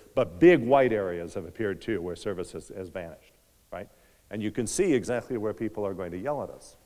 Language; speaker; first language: English; native; English